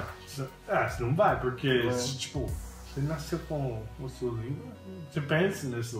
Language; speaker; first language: Portuguese; non-native, fluent; English